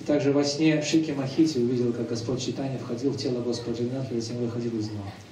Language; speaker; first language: Russian; native; Russian